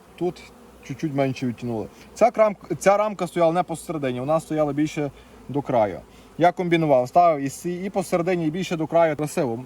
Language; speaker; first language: Ukrainian; native; Ukrainian